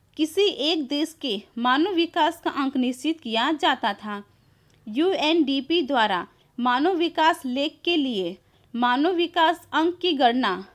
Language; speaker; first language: Hindi; non-native, local second language; Gujarati